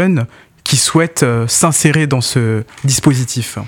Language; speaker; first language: French; native; French